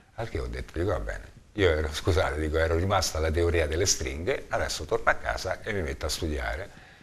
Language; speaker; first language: Italian; native; Italian